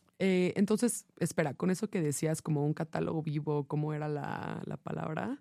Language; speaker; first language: Spanish; non-native, fluent; English